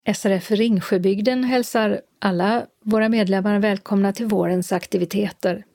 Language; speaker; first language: Swedish; native; Swedish